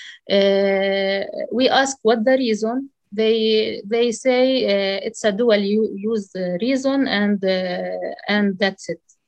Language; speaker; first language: English; non-native, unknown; Arabic